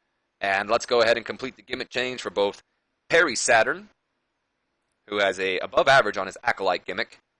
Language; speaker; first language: English; native; English